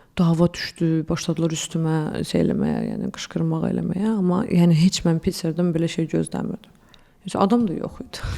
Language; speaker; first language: Azerbaijani; early bilingual, heritage; Azerbaijani